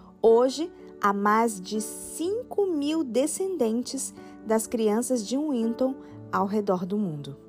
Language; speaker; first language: Portuguese; native; Portuguese